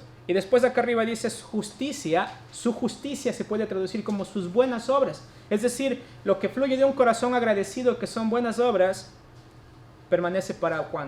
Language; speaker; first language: Spanish; native; Spanish